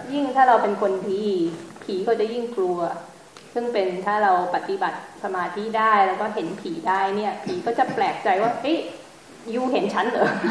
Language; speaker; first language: Thai; native; Thai